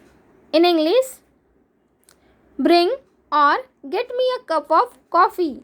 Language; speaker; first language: English; non-native, local second language; Hindi